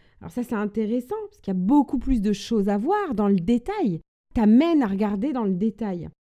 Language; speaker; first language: French; native; French